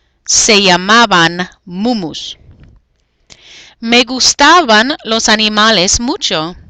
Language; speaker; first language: Spanish; non-native, fluent; English